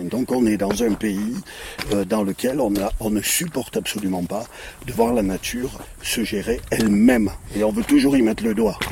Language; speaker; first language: French; native; French